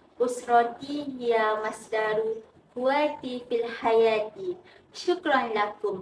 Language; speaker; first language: Arabic; non-native, learner; Malay